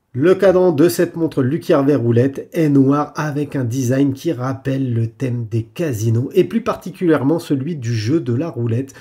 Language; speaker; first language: French; native; French